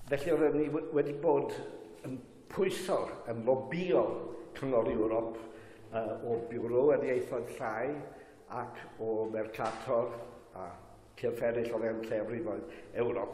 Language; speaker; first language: Welsh; native; Welsh